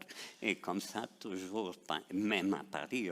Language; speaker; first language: French; non-native, fluent; Spanish